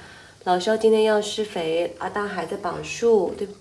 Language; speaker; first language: Chinese; native; Chinese